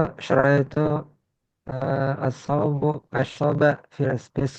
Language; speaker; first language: Arabic; non-native, learner; Indonesian